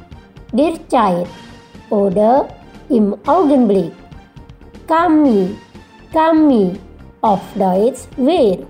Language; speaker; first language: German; non-native, fluent; Indonesian